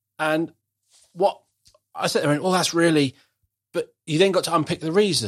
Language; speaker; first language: English; native; English